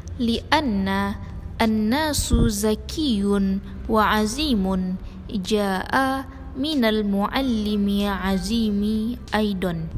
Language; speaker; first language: Arabic; non-native, learner; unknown